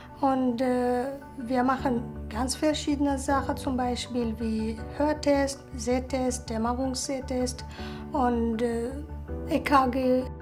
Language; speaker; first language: German; non-native, fluent; Arabic